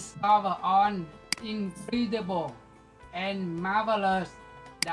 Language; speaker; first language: English; non-native, local second language; Vietnamese